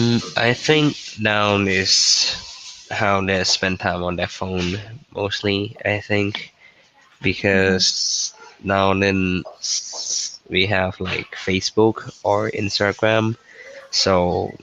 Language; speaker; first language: English; non-native, learner; Thai